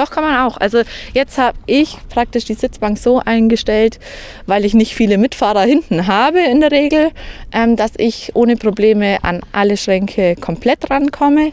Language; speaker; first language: German; native; German